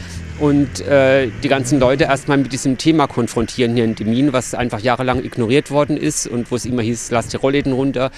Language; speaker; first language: German; native; German